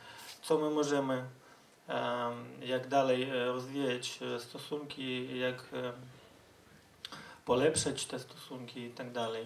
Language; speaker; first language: Polish; non-native, fluent; Ukrainian